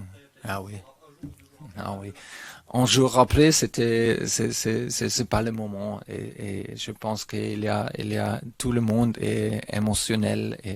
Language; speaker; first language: French; non-native, learner; German